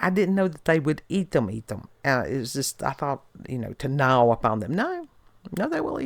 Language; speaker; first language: English; native; English